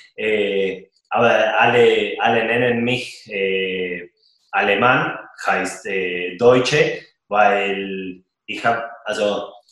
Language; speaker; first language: German; non-native, fluent; Spanish